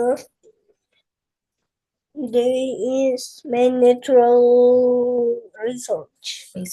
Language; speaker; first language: English; non-native, learner; Indonesian